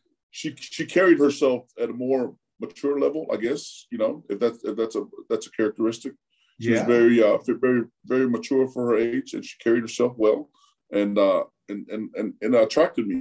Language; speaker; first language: English; early bilingual, other home language; Tongan